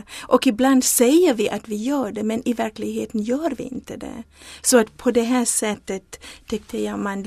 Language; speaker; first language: Swedish; non-native, fluent; Zulu